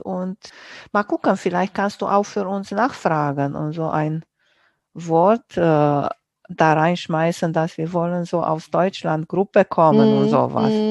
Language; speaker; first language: German; non-native, fluent; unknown